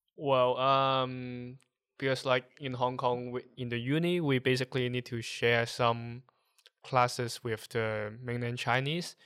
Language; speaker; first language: English; non-native, local second language; Cantonese